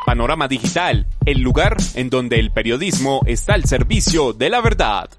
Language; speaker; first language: Spanish; native; Spanish